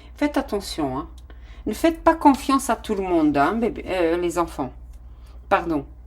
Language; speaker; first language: French; non-native, fluent; Portuguese